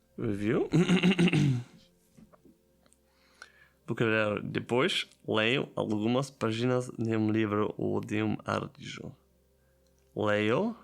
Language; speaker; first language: Portuguese; non-native, learner; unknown